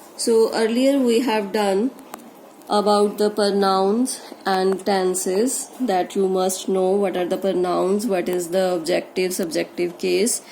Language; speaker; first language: English; non-native, local second language; Punjabi